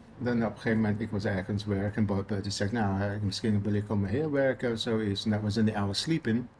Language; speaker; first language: Dutch; non-native, fluent; English